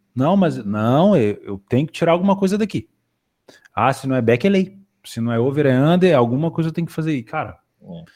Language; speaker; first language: Portuguese; native; Portuguese